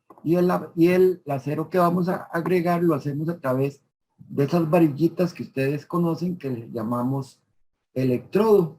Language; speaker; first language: Spanish; native; Spanish